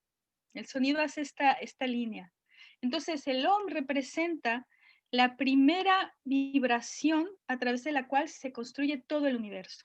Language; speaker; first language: Spanish; native; Spanish